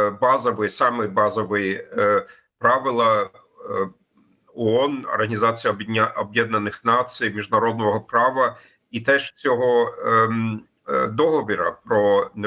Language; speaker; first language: Ukrainian; non-native, fluent; German